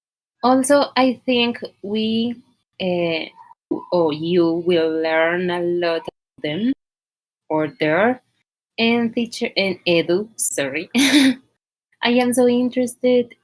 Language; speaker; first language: English; non-native, learner; Spanish